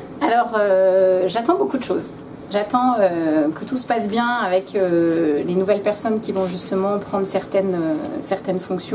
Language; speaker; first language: French; native; French